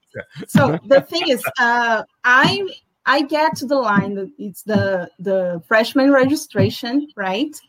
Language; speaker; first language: English; non-native, fluent; Portuguese